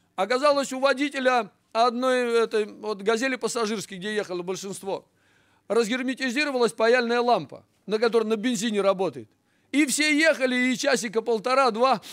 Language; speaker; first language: Russian; native; Russian